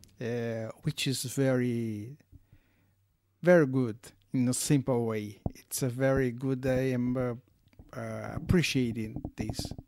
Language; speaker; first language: English; non-native, learner; Portuguese